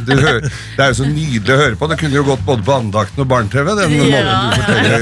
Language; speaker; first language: Norwegian; native; Norwegian